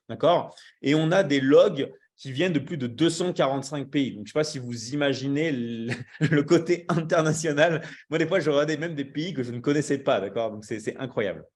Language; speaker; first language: French; native; French